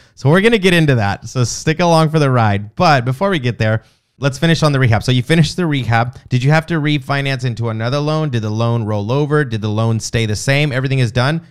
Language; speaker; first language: English; native; English